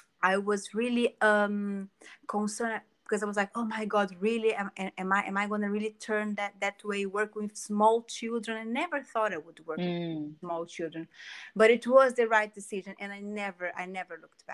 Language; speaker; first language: English; non-native, fluent; Portuguese